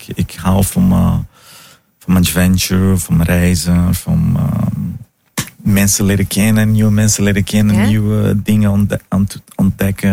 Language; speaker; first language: Dutch; non-native, fluent; Italian